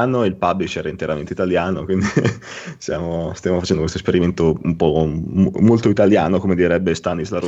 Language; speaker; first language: Italian; native; Italian